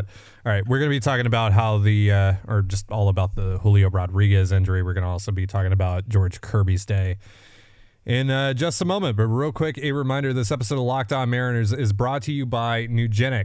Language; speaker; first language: English; native; English